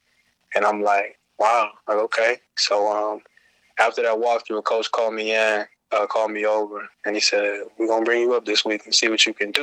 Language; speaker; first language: English; native; English